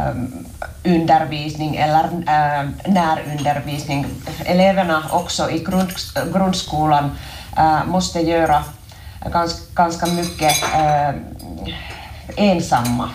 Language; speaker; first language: Swedish; non-native, local second language; Finnish